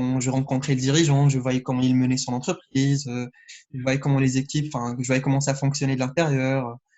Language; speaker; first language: French; non-native, local second language; Arabic